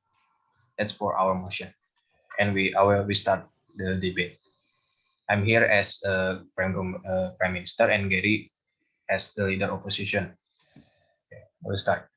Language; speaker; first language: English; non-native, learner; Indonesian